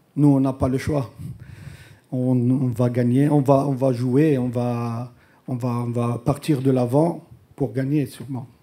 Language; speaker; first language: French; non-native, local second language; Arabic